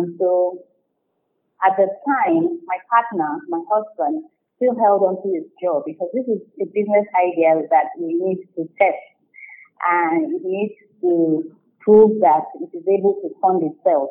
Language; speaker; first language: English; non-native, local second language; Yoruba